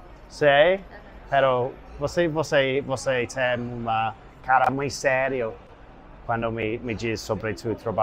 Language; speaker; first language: Portuguese; non-native, learner; English